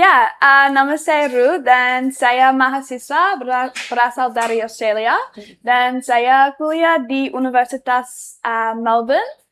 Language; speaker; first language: Indonesian; non-native, learner; English